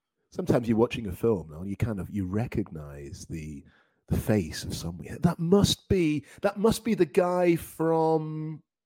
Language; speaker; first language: English; native; English